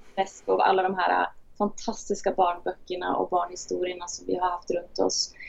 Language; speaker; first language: Swedish; native; Swedish